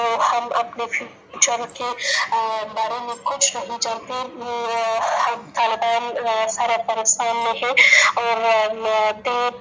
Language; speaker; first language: Hindi; non-native, fluent; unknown